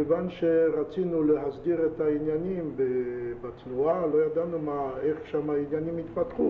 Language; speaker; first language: Hebrew; non-native, fluent; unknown